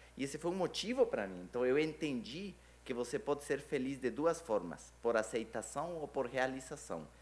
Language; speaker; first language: Portuguese; non-native, fluent; Spanish